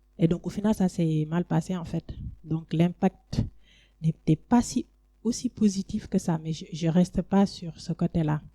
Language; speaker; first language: French; non-native, local second language; Wolof